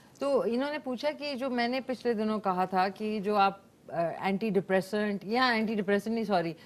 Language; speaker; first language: Urdu; non-native, local second language; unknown